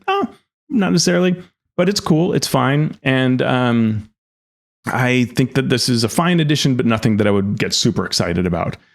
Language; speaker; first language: English; native; English